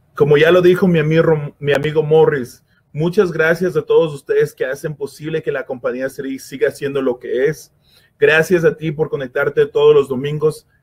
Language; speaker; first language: Spanish; native; Spanish